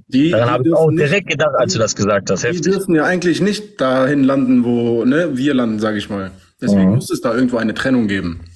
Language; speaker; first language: German; native; German